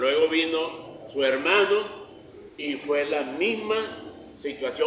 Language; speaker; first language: Spanish; native; Spanish